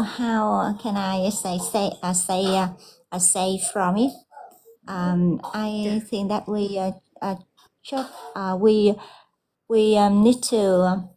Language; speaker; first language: English; non-native, learner; Vietnamese